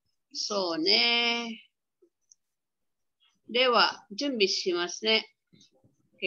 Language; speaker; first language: Japanese; non-native, fluent; Filipino